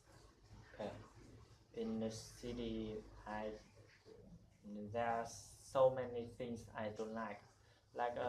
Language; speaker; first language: English; non-native, learner; Vietnamese